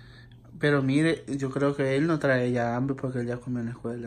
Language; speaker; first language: Spanish; native; Spanish